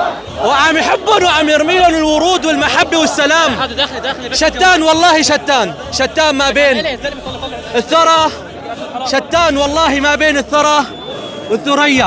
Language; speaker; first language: Arabic; native; Arabic